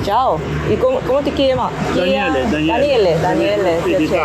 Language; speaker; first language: Italian; non-native, learner; Korean